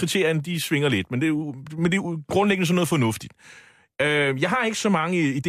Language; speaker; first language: Danish; native; Danish